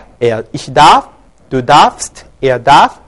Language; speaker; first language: German; non-native, learner; Korean